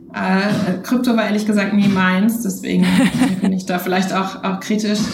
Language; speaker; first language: German; native; German